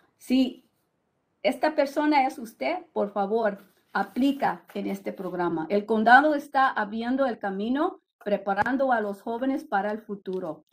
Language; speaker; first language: Spanish; early bilingual, heritage; Spanish